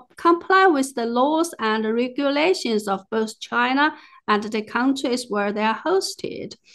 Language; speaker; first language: English; non-native, fluent; Chinese